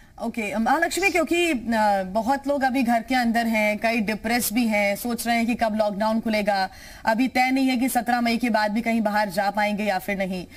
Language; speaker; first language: Hindi; native; Hindi